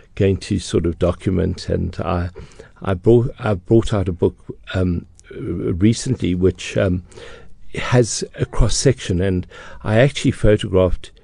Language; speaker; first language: English; native; English